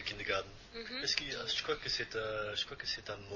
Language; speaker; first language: French; non-native, fluent; English